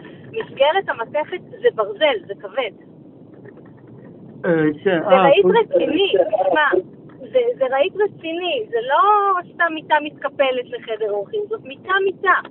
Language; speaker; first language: Hebrew; native; Hebrew